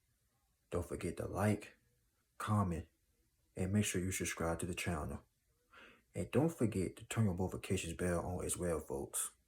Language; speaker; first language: English; native; English